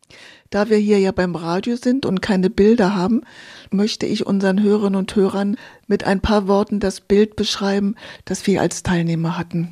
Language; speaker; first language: German; native; German